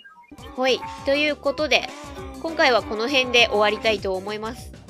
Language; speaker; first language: Japanese; native; Japanese